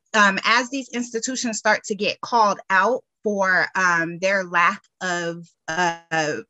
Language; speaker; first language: English; native; English